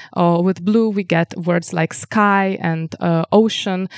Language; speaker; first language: English; non-native, fluent; Lithuanian